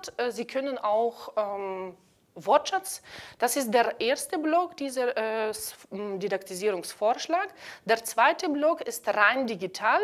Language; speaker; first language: German; non-native, fluent; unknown